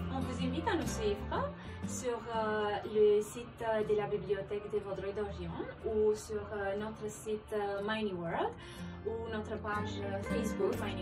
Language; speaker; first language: French; non-native, fluent; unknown